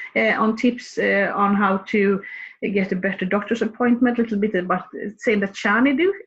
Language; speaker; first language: English; non-native, fluent; Swedish